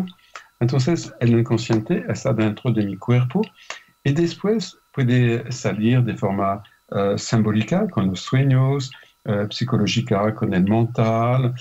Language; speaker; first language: Spanish; non-native, fluent; French